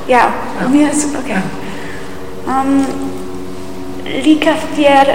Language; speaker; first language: Icelandic; non-native, learner; English